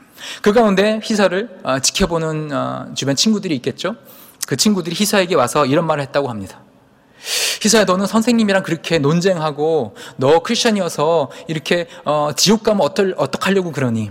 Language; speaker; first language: Korean; native; Korean